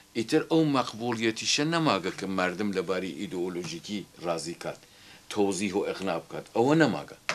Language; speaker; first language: Central Kurdish; native; Central Kurdish